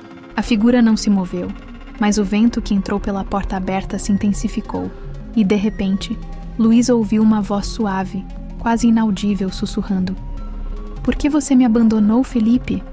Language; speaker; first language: Portuguese; native; Portuguese